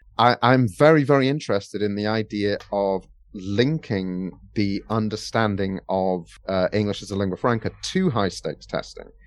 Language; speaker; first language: English; native; English